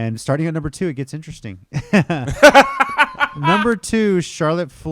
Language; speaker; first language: English; native; English